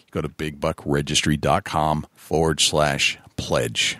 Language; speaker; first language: English; native; English